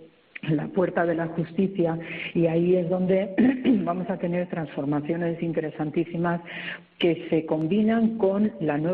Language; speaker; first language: Spanish; native; Spanish